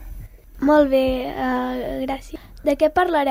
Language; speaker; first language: Catalan; early bilingual, other home language; Arabic